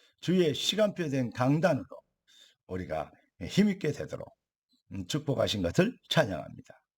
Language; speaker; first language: Korean; native; Korean